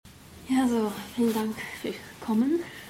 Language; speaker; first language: German; non-native, fluent; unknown